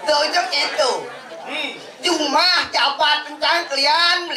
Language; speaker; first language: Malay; non-native, local second language; Balinese